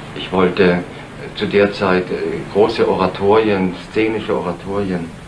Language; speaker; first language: German; native; German